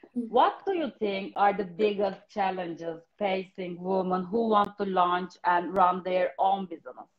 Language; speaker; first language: English; non-native, fluent; Turkish